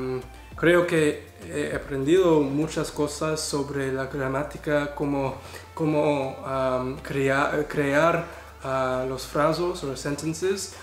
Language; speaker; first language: Spanish; non-native, learner; English